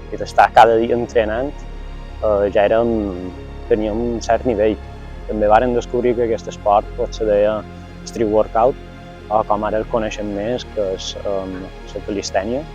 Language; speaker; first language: Catalan; native; Catalan